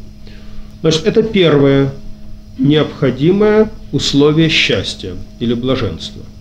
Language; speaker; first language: Russian; native; Russian